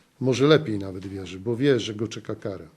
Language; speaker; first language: Polish; native; Polish